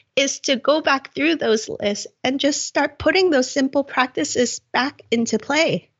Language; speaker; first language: English; non-native, local second language; Cantonese